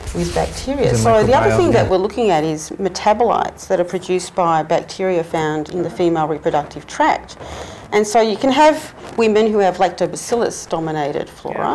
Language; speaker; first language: English; native; English